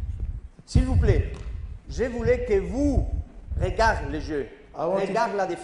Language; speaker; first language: French; non-native, learner; Spanish